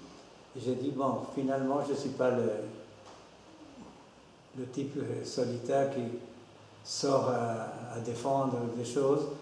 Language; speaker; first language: French; non-native, fluent; Spanish